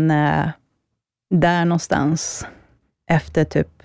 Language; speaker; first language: Swedish; early bilingual, other home language; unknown